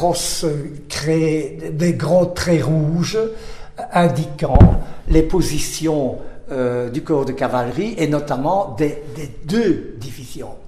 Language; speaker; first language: French; native; French